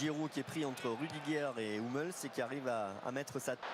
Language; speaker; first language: French; native; French